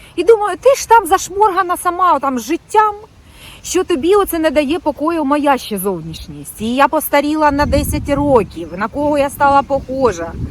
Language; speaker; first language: Ukrainian; non-native, local second language; Russian